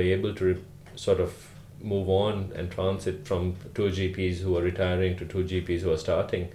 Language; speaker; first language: English; non-native, local second language; Sinhala